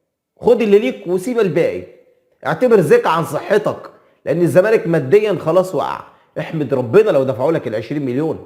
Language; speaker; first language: Arabic; native; Arabic